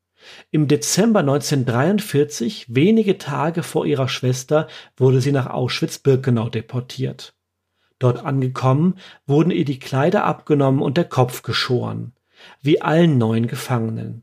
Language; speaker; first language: German; native; German